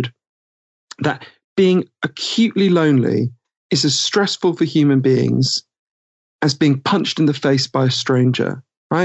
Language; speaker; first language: English; native; English